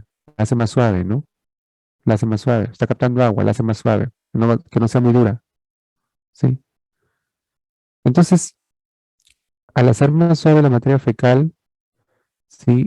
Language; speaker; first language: Spanish; native; Spanish